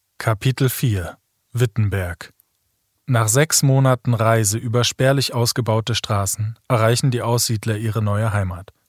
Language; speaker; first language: German; native; German